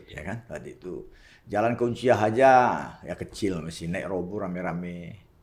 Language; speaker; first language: Indonesian; non-native, local second language; Achinese